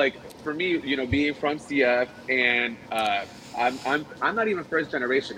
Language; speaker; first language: English; early bilingual, other home language; Spanish